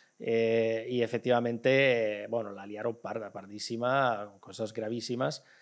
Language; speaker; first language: Spanish; non-native, fluent; Italian